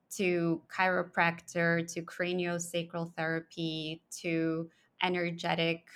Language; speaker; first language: English; early bilingual, other home language; Russian